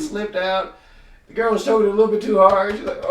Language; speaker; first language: English; native; English